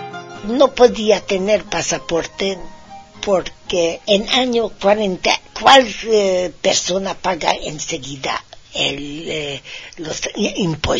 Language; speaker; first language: Spanish; non-native, fluent; Hungarian